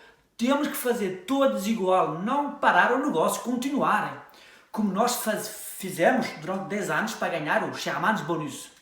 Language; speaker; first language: Portuguese; early bilingual, heritage; French